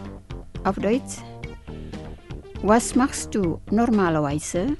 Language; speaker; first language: German; non-native, fluent; Indonesian